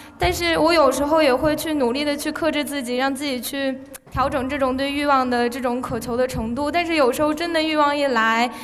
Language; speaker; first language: Chinese; native; Chinese